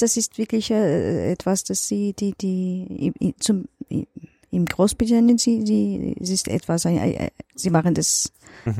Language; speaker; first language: German; non-native, learner; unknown